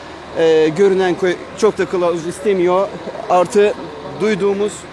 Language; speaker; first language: Turkish; native; Turkish